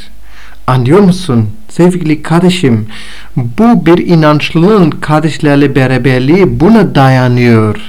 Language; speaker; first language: Turkish; non-native, fluent; Bulgarian